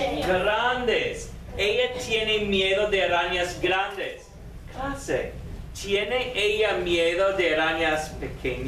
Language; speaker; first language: Spanish; non-native, fluent; English